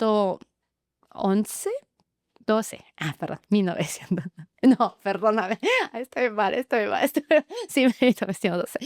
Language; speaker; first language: Spanish; non-native, fluent; Chinese